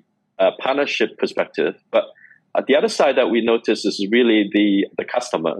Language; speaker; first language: English; non-native, local second language; Cantonese